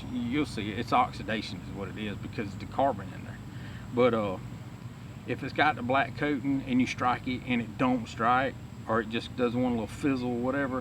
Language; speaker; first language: English; native; English